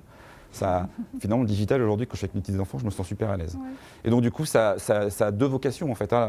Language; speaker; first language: French; native; French